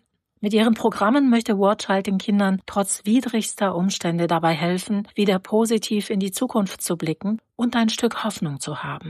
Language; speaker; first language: German; native; German